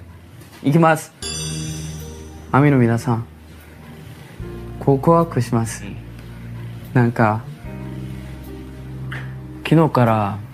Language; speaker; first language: Japanese; non-native, learner; Korean